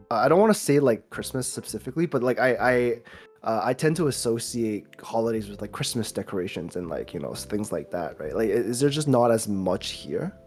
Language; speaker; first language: English; early bilingual, other home language; Chinese